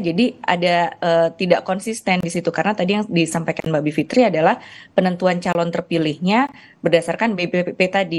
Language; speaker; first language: Indonesian; native; Indonesian